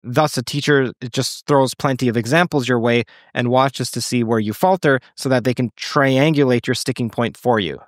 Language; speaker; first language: English; native; English